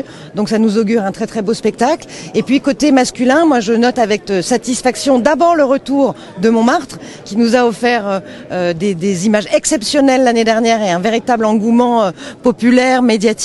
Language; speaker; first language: French; native; French